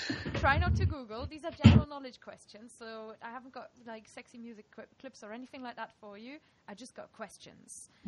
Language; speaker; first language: English; non-native, fluent; German